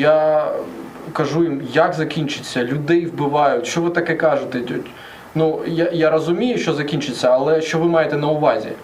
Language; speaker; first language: Ukrainian; non-native, local second language; Russian